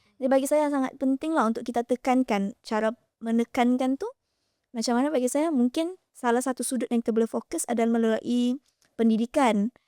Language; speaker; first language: Malay; native; Malay